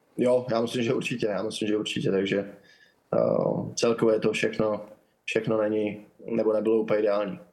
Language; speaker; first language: Czech; native; Czech